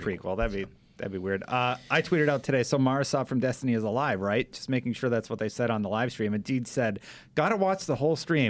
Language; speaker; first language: English; native; English